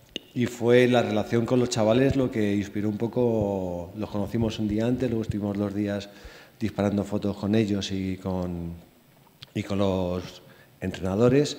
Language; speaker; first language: Spanish; native; Spanish